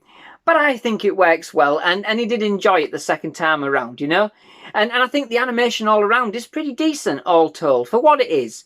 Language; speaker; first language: English; native; English